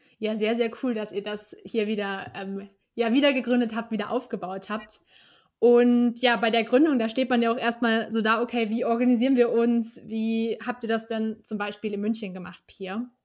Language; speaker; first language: German; native; German